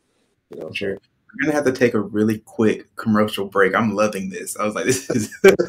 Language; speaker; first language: English; native; English